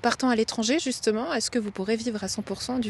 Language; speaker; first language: French; native; French